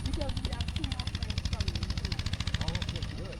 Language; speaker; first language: English; non-native, learner; French